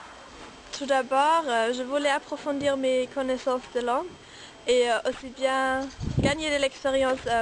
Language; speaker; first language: French; non-native, fluent; German